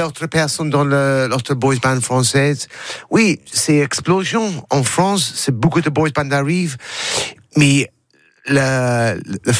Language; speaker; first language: French; non-native, learner; English